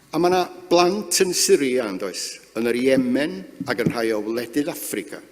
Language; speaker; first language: Welsh; native; Welsh